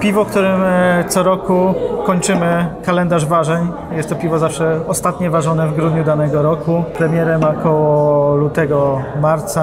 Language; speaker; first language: Polish; native; Polish